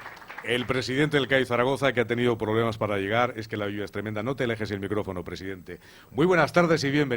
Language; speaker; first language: Spanish; native; Spanish